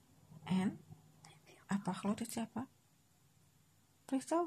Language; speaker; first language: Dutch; non-native, learner; Indonesian